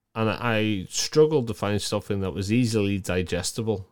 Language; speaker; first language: English; native; English